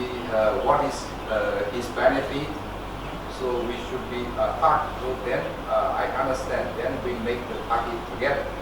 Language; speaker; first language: English; non-native, learner; Chinese